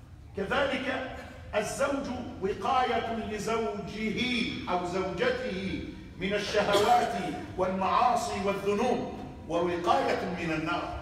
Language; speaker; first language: Arabic; native; Arabic